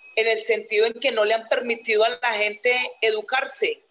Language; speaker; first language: Spanish; native; Spanish